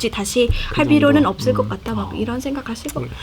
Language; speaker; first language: Korean; non-native, fluent; Khmer